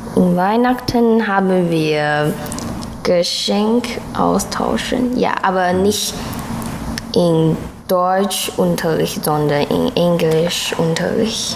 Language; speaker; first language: German; non-native, learner; Chinese